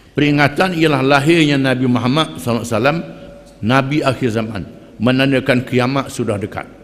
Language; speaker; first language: Malay; native; Malay